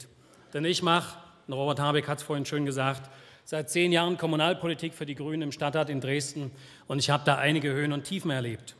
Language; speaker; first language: German; native; German